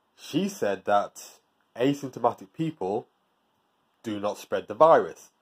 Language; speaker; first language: English; native; English